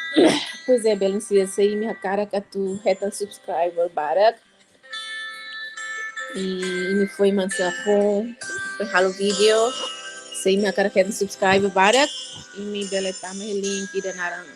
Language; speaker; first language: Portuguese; non-native, local second language; Tetum